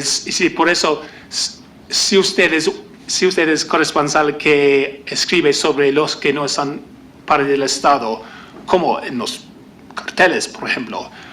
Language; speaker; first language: Spanish; non-native, learner; English